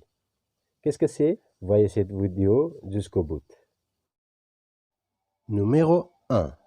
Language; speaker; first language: French; non-native, fluent; Indonesian